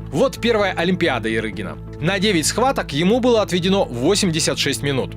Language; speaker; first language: Russian; native; Russian